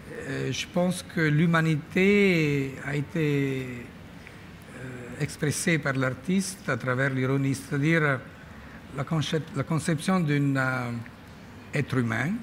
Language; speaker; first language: French; non-native, fluent; Italian